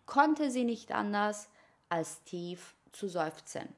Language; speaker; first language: German; non-native, fluent; Persian